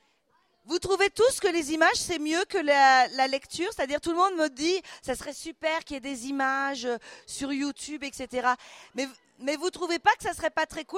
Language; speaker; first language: French; native; French